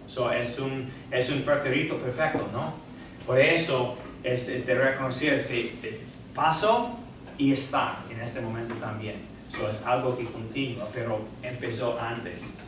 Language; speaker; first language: Spanish; non-native, fluent; English